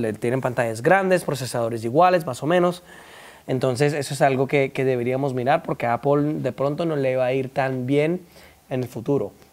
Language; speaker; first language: Spanish; early bilingual, heritage; Spanish